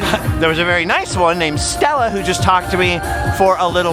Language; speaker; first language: English; native; English